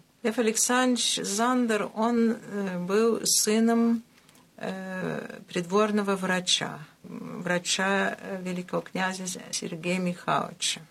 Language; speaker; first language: Russian; early bilingual, heritage; Russian